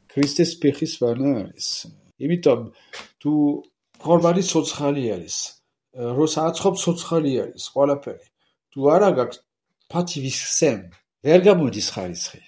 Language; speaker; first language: Georgian; non-native, learner; French